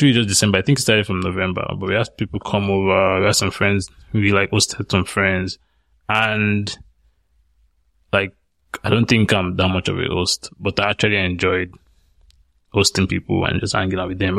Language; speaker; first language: English; non-native, local second language; Yoruba